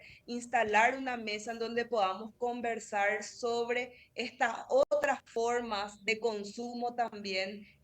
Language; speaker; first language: Spanish; native; Spanish